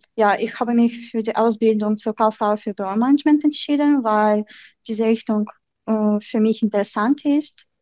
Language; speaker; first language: German; non-native, fluent; Ukrainian